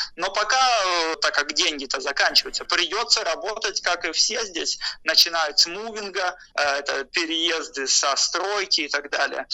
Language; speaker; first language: Russian; native; Russian